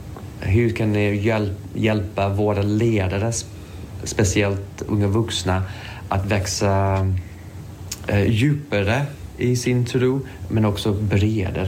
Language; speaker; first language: Swedish; non-native, fluent; English